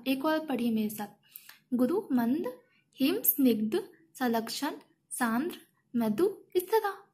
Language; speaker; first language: Hindi; native; Hindi